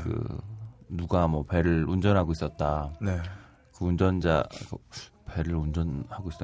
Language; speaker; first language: Korean; native; Korean